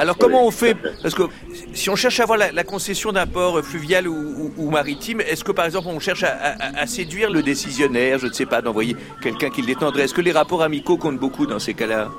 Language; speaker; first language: French; native; French